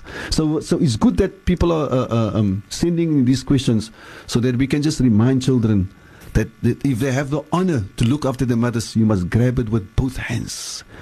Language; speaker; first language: English; early bilingual, other home language; Afrikaans